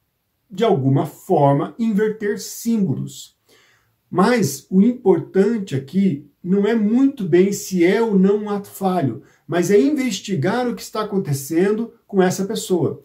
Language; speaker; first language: Portuguese; native; Portuguese